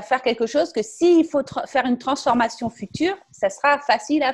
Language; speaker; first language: French; native; French